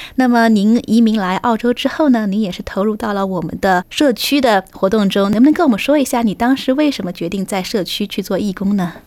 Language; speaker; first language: Chinese; native; Chinese